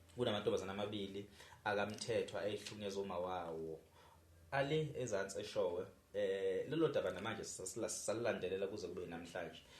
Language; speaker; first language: Zulu; native; Zulu